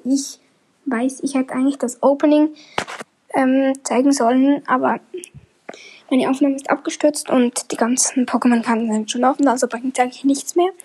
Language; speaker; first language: German; native; German